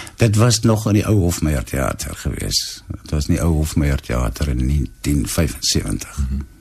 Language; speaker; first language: Afrikaans; native; Afrikaans